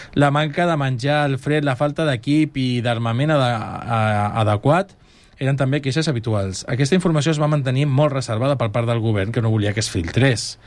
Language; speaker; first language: Catalan; native; Catalan